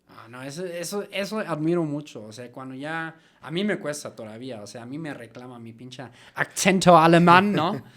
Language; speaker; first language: Spanish; non-native, fluent; German